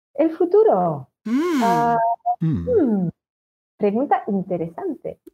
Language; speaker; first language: Spanish; non-native, fluent; French